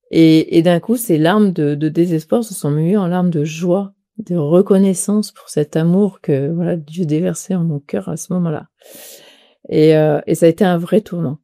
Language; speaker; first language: French; native; French